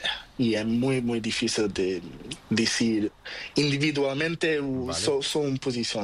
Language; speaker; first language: Spanish; non-native, learner; Portuguese